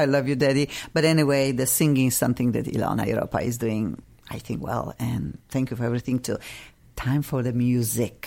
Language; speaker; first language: English; non-native, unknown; Russian